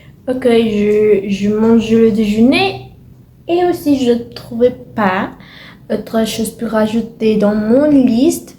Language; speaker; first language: French; non-native, learner; Spanish